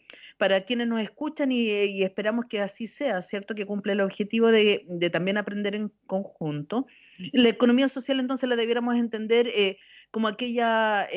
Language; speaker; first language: Spanish; native; Spanish